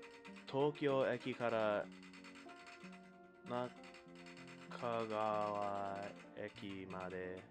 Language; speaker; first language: Japanese; non-native, learner; English